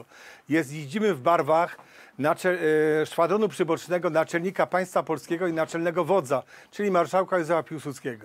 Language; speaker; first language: Polish; native; Polish